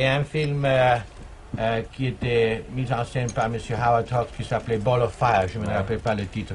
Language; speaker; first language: French; non-native, fluent; German